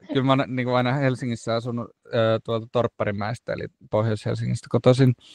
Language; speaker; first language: Finnish; non-native, local second language; Swedish